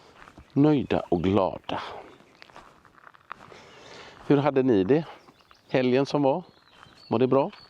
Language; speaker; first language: Swedish; native; Swedish